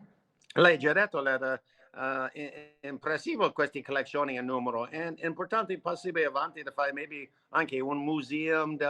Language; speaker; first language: Italian; non-native, learner; English